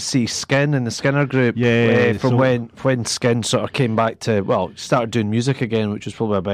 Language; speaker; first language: English; native; English